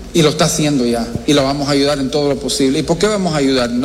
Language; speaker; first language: Spanish; early bilingual, heritage; Spanish